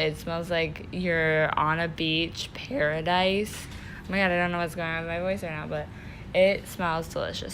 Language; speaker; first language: English; native; English